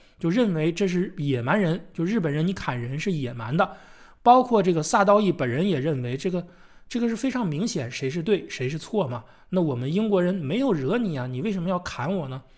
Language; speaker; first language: Chinese; native; Chinese